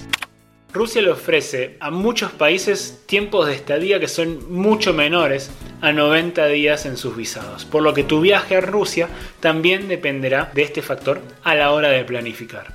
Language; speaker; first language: Spanish; native; Spanish